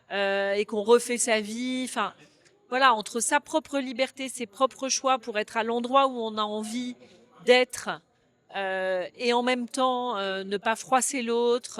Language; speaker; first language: French; native; French